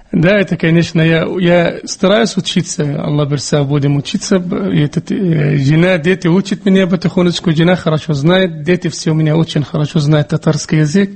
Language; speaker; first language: Russian; non-native, fluent; Arabic